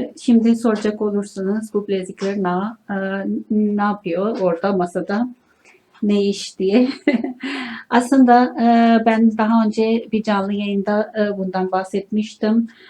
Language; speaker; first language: Turkish; non-native, fluent; Urdu